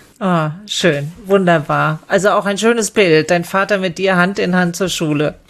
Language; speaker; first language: German; native; German